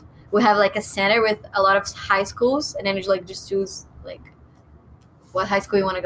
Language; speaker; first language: English; non-native, learner; Portuguese